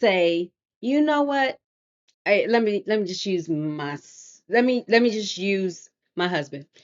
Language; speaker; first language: English; native; English